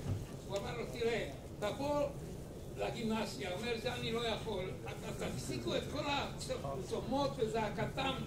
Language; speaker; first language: Hebrew; non-native, fluent; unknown